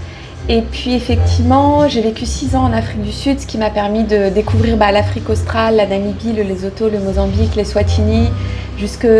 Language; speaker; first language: French; native; French